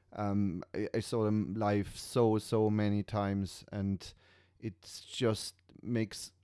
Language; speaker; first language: English; non-native, fluent; German